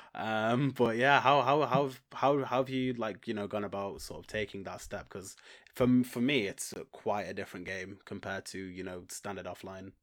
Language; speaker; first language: English; native; English